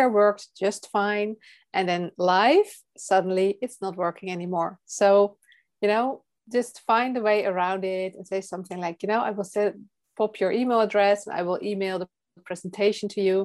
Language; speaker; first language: English; non-native, fluent; Dutch